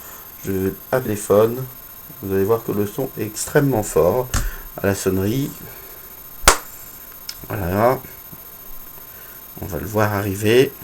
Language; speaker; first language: French; native; French